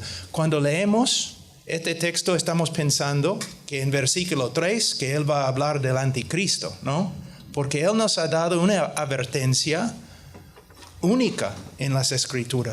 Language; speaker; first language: Spanish; non-native, fluent; English